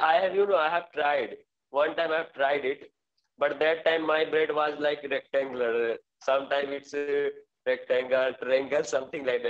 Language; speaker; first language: English; non-native, learner; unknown